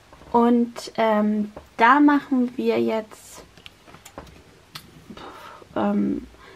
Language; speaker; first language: German; native; German